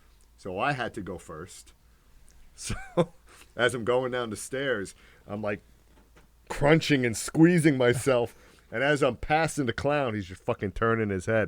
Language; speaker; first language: English; native; English